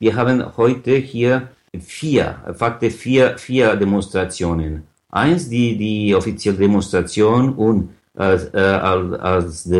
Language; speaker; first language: German; non-native, learner; Catalan